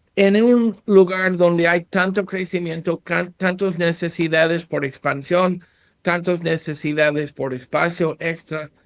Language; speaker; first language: Spanish; non-native, learner; English